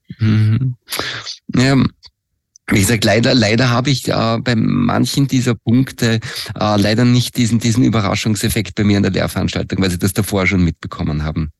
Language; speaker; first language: German; native; German